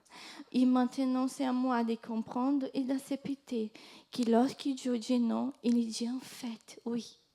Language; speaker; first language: French; non-native, fluent; Portuguese